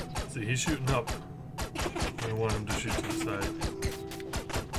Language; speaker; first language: English; native; English